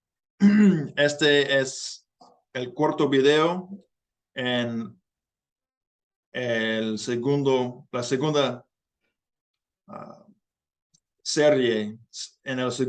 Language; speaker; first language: Spanish; non-native, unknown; English